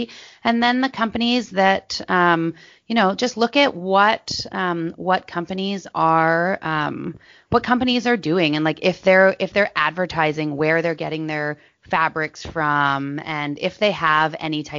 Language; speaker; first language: English; native; English